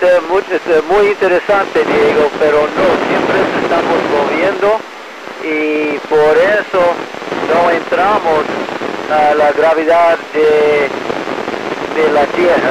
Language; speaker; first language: Spanish; early bilingual, heritage; English